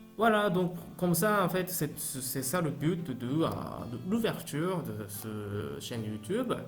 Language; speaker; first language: French; non-native, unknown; Japanese